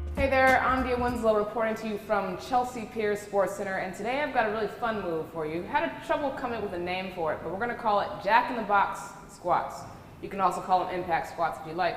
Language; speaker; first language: English; native; English